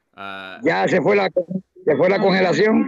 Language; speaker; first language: Spanish; native; Spanish